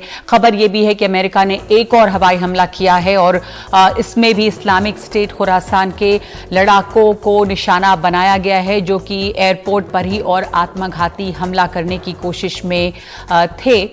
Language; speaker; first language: Hindi; native; Hindi